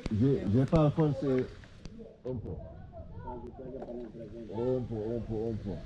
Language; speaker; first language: French; non-native, learner; English